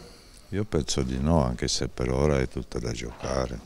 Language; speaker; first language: Italian; non-native, fluent; Czech